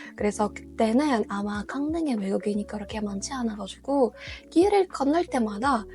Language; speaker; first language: Korean; non-native, fluent; Russian